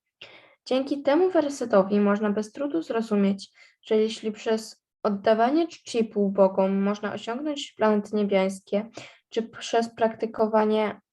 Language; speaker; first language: Polish; native; Polish